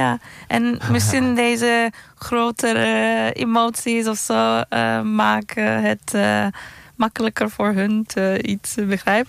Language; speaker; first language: Dutch; non-native, learner; Turkish